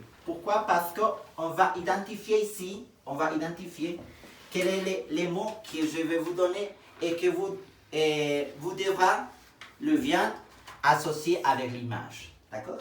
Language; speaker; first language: French; non-native, fluent; Spanish